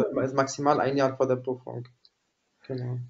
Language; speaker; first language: German; non-native, fluent; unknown